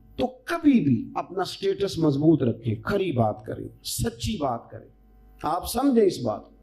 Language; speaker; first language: Urdu; non-native, local second language; Punjabi